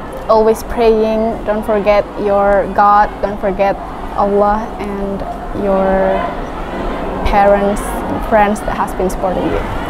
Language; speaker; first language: English; non-native, fluent; Indonesian